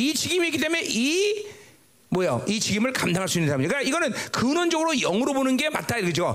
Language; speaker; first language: Korean; native; Korean